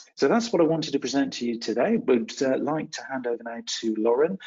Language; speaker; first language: English; native; English